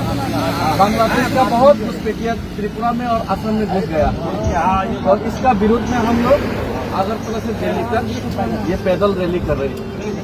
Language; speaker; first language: Hindi; non-native, local second language; Kok Borok